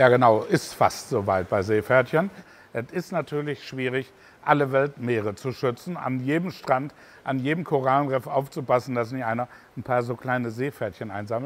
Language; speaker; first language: German; native; German